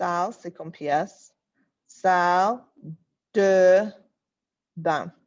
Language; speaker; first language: French; non-native, fluent; English